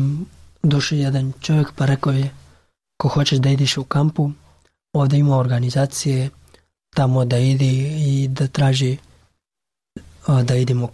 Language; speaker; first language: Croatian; non-native, learner; Pashto